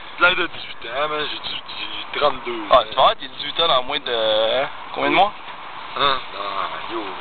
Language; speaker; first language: French; native; French